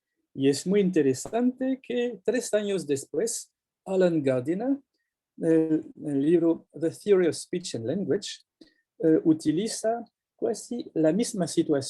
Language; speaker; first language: Spanish; non-native, fluent; French